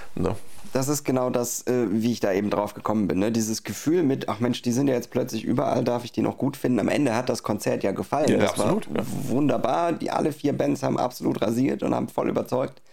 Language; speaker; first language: German; native; German